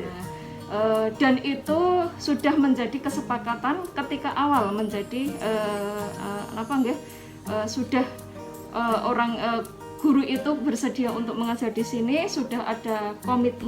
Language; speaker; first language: Indonesian; native; Indonesian